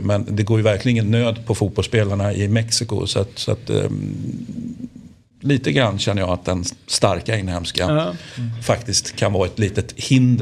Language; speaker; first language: Swedish; native; Swedish